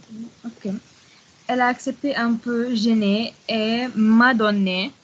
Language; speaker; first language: French; non-native, learner; Arabic